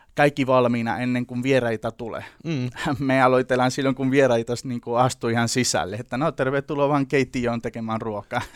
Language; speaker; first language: Finnish; non-native, learner; Spanish